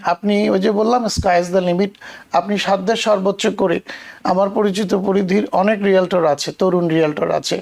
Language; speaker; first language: Bangla; native; Bangla